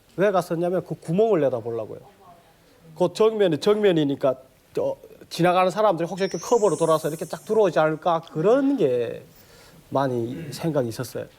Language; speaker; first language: Korean; native; Korean